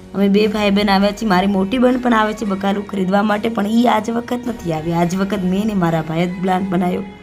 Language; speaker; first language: Gujarati; non-native, local second language; Bhili